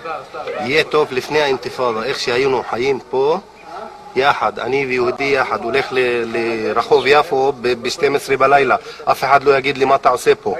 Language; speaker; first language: Hebrew; non-native, local second language; Arabic